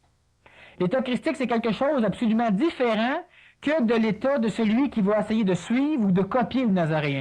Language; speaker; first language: French; native; French